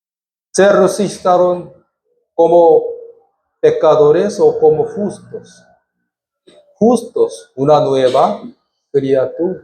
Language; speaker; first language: Spanish; non-native, fluent; Korean